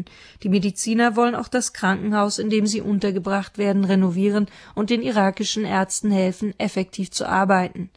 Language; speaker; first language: German; native; German